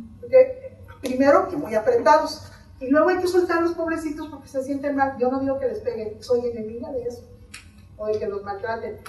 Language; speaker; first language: Spanish; native; Spanish